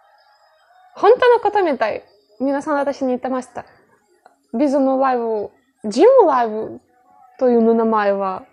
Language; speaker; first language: Japanese; non-native, fluent; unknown